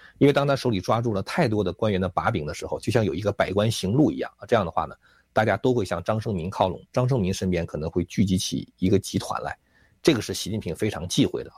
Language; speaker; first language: Chinese; native; Chinese